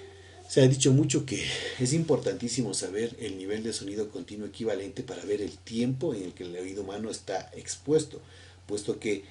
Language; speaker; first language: Spanish; native; Spanish